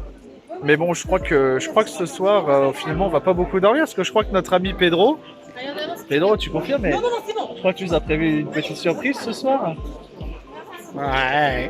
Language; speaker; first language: French; native; French